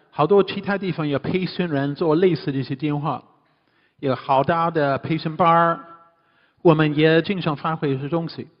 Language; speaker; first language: Chinese; non-native, fluent; English